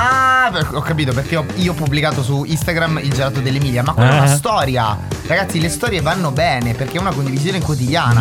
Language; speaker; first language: Italian; native; Italian